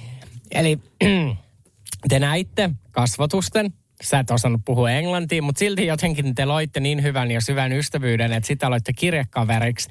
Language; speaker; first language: Finnish; native; Finnish